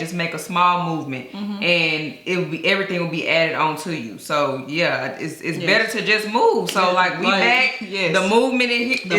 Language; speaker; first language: English; native; English